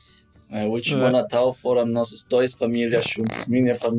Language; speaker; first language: Portuguese; non-native, learner; German